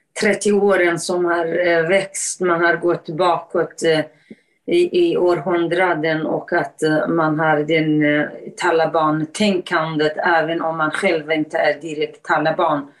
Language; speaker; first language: Swedish; non-native, fluent; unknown